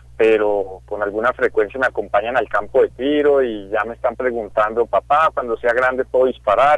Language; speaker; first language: Spanish; native; Spanish